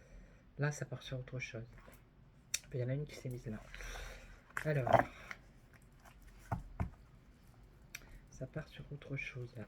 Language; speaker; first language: French; native; French